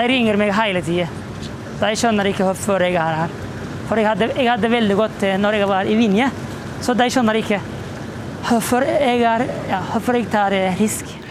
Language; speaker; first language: Norwegian; non-native, local second language; Somali